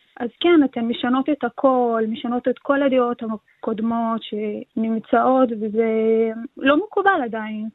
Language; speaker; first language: Hebrew; non-native, local second language; Arabic